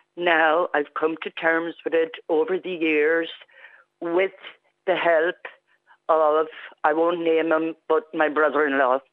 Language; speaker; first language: English; native; English